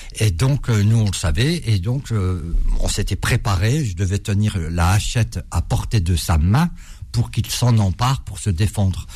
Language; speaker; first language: French; early bilingual, other home language; Arabic